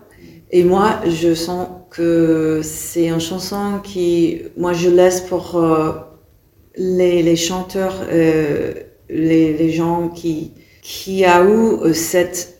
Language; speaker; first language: French; non-native, fluent; English